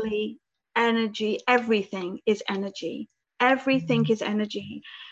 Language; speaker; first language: English; native; English